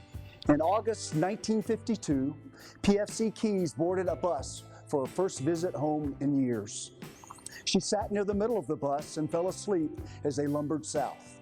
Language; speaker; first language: English; native; English